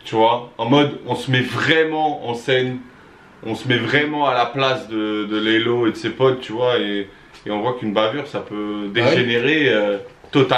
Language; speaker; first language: French; native; French